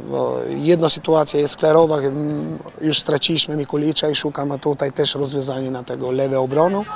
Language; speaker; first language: Polish; non-native, fluent; Albanian